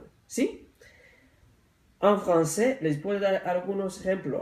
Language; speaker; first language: Spanish; non-native, fluent; French